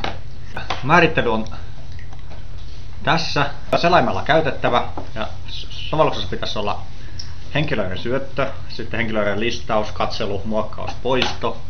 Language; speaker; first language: Finnish; native; Finnish